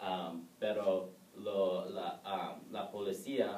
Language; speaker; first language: Spanish; non-native, learner; English